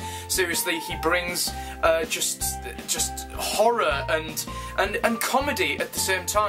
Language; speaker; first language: English; native; English